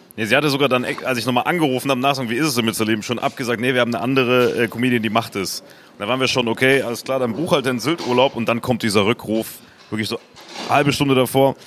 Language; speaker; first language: German; native; German